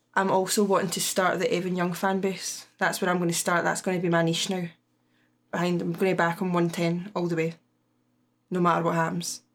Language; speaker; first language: English; native; English